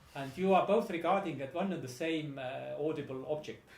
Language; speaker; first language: English; non-native, fluent; Estonian